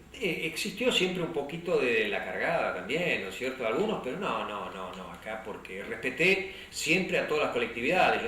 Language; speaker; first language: Spanish; early bilingual, other home language; Slovak